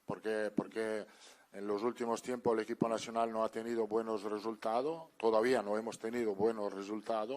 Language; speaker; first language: Spanish; non-native, fluent; Italian